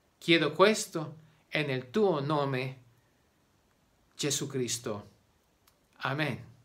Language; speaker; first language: Italian; non-native, learner; Spanish